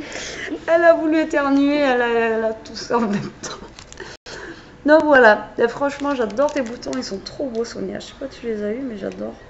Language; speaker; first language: French; native; French